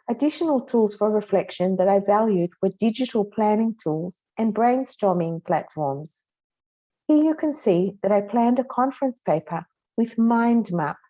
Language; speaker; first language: English; non-native, fluent; Hebrew